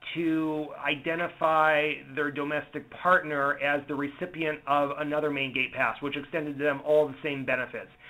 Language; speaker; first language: English; native; English